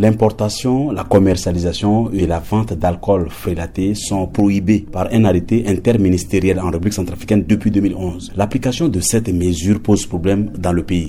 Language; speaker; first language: French; non-native, local second language; Sango